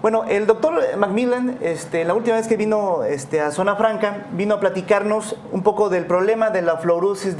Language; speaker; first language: Spanish; native; Spanish